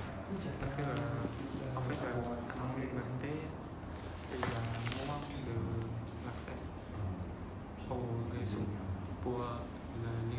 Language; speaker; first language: French; non-native, learner; Khmer